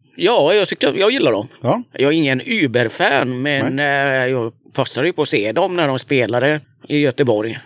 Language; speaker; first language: Swedish; native; Swedish